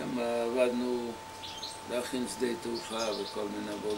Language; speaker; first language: Hebrew; non-native, fluent; Hungarian